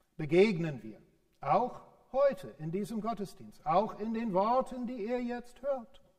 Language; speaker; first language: German; non-native, fluent; English